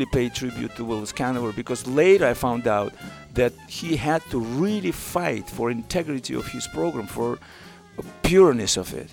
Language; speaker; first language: English; non-native, fluent; Russian